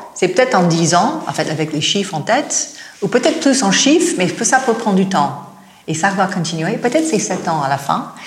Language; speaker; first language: French; non-native, fluent; English